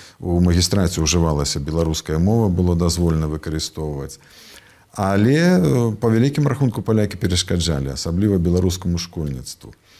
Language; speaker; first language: Belarusian; native; Belarusian